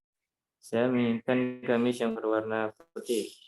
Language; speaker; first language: Indonesian; native; Indonesian